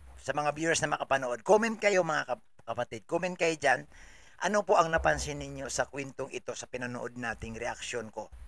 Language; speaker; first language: Filipino; native; Filipino